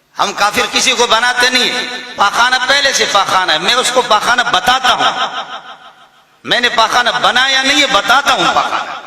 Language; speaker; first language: Urdu; non-native, local second language; Baluchi